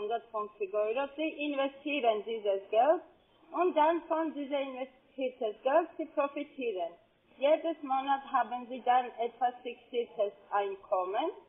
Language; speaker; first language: German; non-native, fluent; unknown